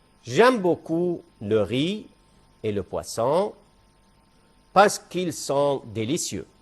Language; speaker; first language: French; non-native, fluent; Arabic